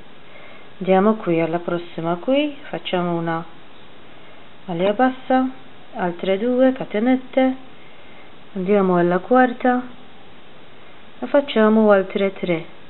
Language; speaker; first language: Italian; non-native, fluent; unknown